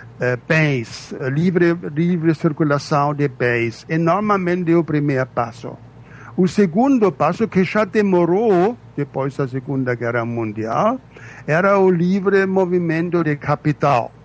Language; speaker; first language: Portuguese; non-native, fluent; German